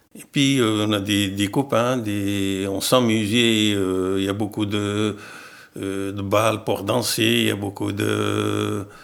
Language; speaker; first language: French; non-native, fluent; Arabic